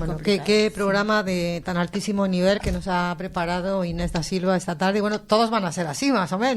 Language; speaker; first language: Spanish; native; Spanish